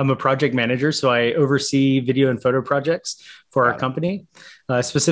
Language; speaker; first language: English; native; English